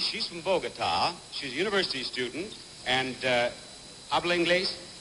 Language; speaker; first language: Spanish; non-native, learner; English